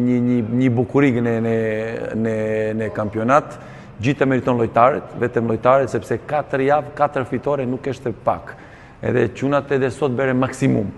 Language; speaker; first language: Albanian; non-native, learner; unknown